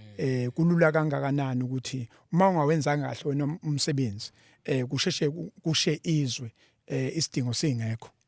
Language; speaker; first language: Zulu; native; Zulu